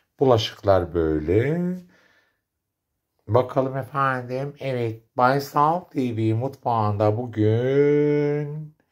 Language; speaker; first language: Turkish; native; Turkish